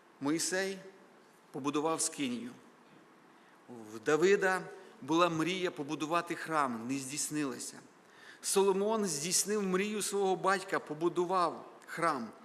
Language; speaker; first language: Ukrainian; native; Ukrainian